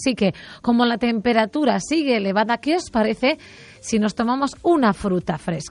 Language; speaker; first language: Spanish; native; Spanish